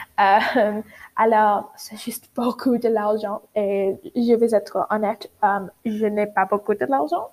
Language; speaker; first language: French; non-native, learner; English